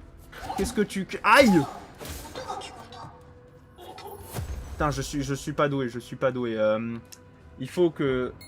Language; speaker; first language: French; native; French